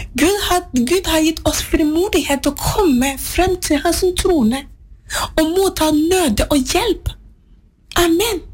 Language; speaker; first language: Norwegian; non-native, fluent; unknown